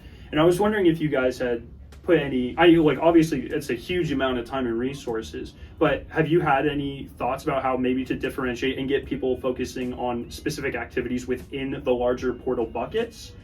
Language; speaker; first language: English; native; English